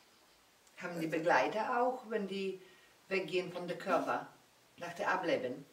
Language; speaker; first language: German; non-native, learner; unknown